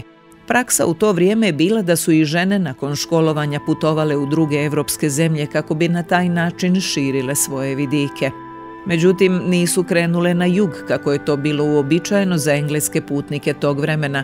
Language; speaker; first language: Croatian; native; Croatian